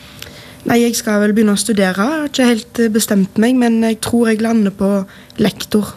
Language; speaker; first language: Norwegian; native; Norwegian